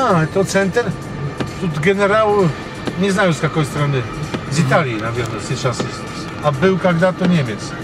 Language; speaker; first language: Russian; non-native, learner; Polish